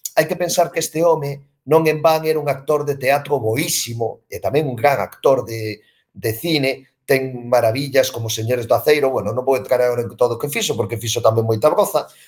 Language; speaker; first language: Galician; native; Galician